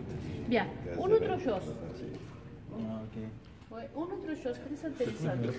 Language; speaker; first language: French; non-native, learner; Spanish